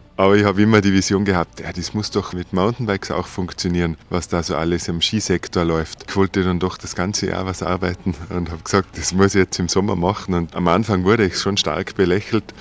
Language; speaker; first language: German; native; German